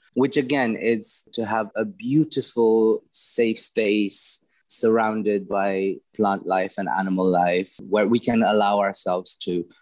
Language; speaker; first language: English; non-native, fluent; Romanian